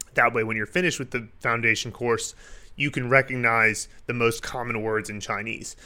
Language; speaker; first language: English; native; English